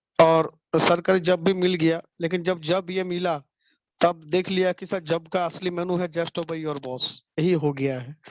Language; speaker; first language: Hindi; non-native, local second language; Bangla